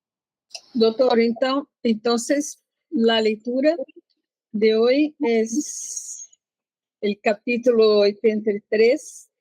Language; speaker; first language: Spanish; non-native, learner; Portuguese